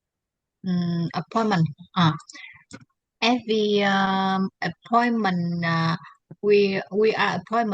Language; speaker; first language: English; non-native, learner; Vietnamese